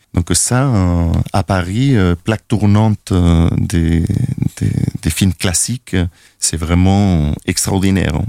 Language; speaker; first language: French; non-native, fluent; Spanish